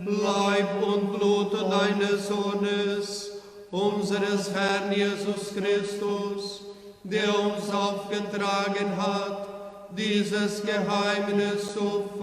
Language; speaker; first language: German; non-native, learner; Portuguese